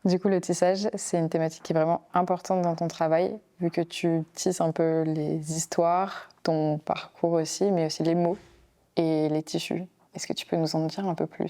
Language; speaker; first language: French; native; French